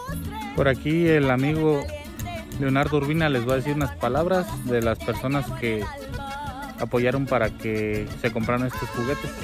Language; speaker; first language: Spanish; native; Spanish